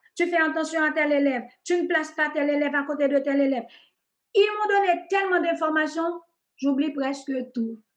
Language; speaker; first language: French; non-native, local second language; Haitian Creole